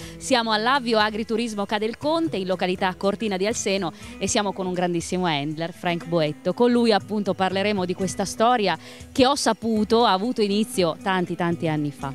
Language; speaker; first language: Italian; native; Italian